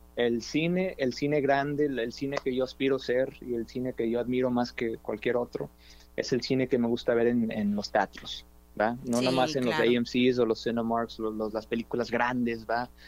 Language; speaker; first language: Spanish; early bilingual, heritage; Spanish